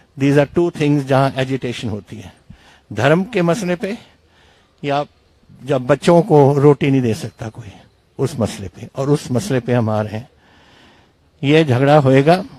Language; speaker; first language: Hindi; non-native, local second language; Punjabi